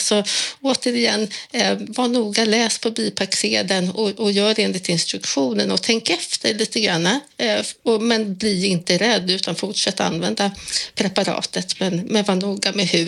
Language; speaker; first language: Swedish; native; Swedish